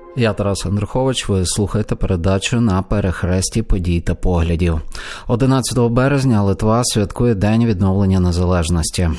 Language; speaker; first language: Ukrainian; native; Ukrainian